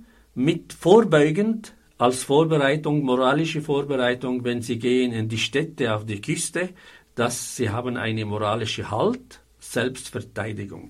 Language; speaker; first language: German; non-native, fluent; Arabic